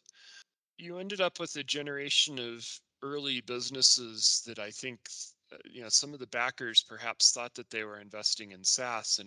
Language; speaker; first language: English; native; English